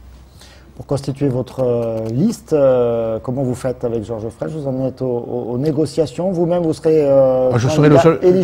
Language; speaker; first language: French; native; French